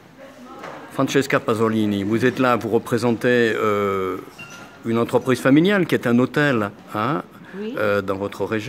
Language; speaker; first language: French; native; French